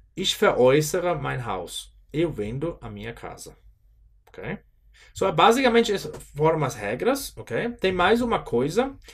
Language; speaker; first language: Portuguese; non-native, fluent; German